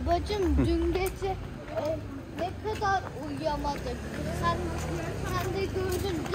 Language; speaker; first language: Turkish; early bilingual, heritage; Turkish